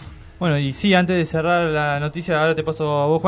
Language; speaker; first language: Spanish; native; Spanish